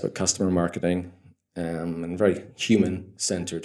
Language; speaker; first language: English; native; English